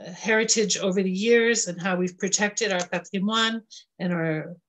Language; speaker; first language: English; native; English